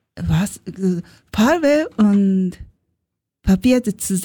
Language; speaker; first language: German; non-native, learner; Japanese